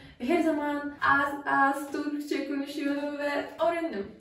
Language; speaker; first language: Turkish; non-native, learner; Macedonian